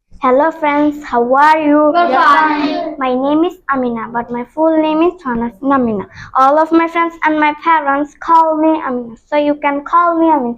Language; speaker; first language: English; non-native, learner; Bangla